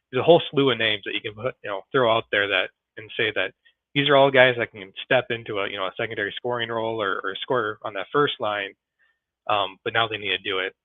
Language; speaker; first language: English; native; English